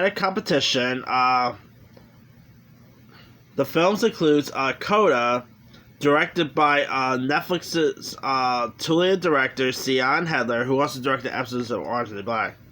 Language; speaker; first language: English; native; English